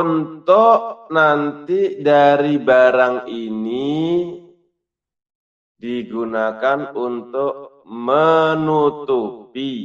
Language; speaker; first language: Indonesian; native; Indonesian